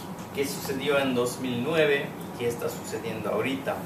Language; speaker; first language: Spanish; non-native, fluent; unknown